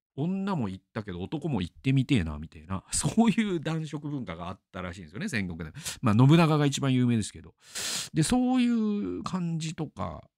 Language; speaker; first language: Japanese; native; Japanese